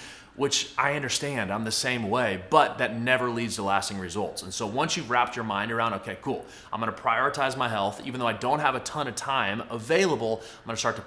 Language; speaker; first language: English; native; English